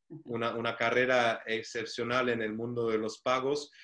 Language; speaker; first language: Spanish; non-native, fluent; German